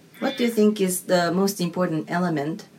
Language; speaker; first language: English; non-native, fluent; Japanese